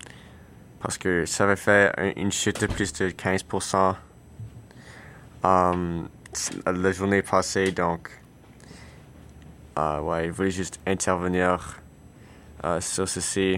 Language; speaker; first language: French; non-native, learner; English